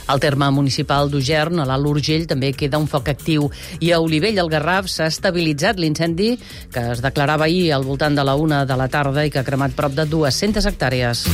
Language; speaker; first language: Catalan; native; Catalan